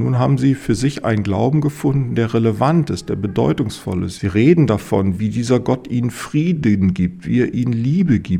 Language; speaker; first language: German; native; German